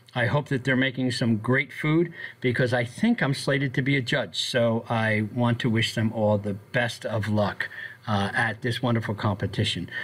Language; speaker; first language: English; native; English